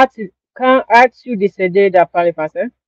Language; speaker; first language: French; non-native, learner; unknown